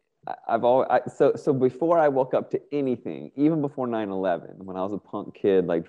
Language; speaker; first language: English; native; English